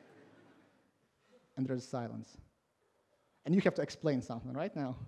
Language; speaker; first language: English; non-native, fluent; Latvian